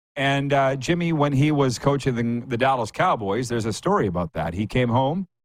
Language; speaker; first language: English; native; English